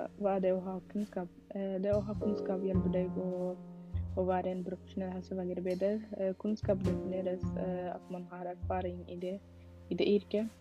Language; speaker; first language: Norwegian; non-native, learner; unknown